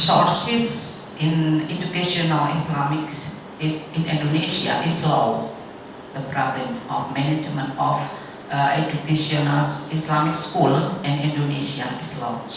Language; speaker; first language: English; non-native, learner; Indonesian